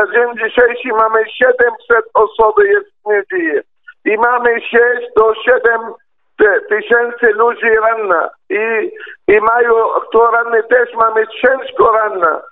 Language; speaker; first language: Polish; non-native, learner; Arabic